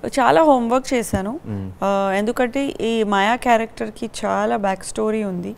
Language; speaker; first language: Telugu; non-native, learner; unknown